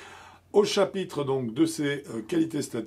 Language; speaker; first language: French; native; French